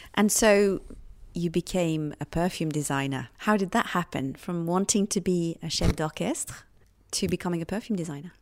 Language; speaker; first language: English; native; English